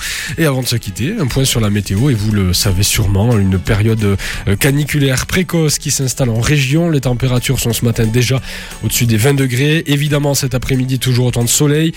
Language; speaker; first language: French; native; French